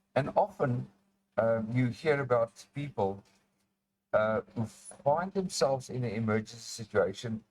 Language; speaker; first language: English; non-native, local second language; Afrikaans